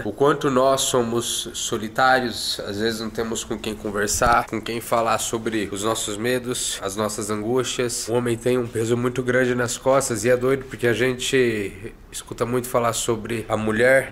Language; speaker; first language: Portuguese; native; Portuguese